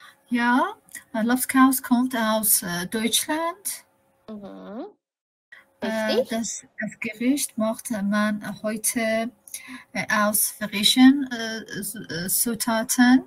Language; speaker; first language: German; non-native, learner; Persian